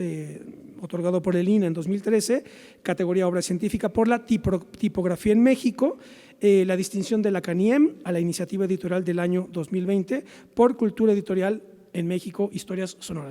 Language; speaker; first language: Spanish; native; Spanish